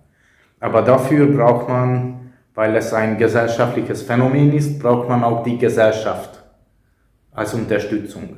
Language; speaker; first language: German; non-native, fluent; Hungarian